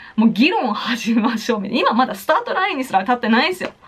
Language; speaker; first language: Japanese; native; Japanese